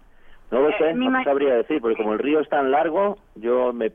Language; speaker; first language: Spanish; native; Spanish